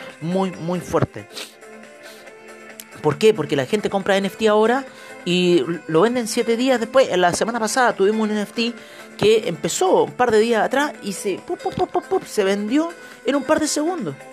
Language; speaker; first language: Spanish; native; Spanish